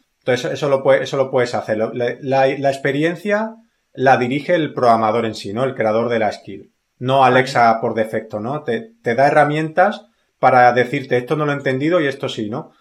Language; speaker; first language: Spanish; native; Spanish